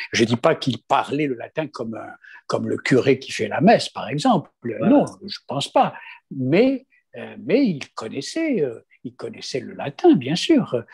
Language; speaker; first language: French; non-native, local second language; Kabyle